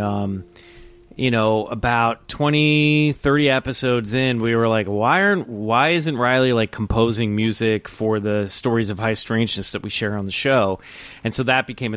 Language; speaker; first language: English; native; English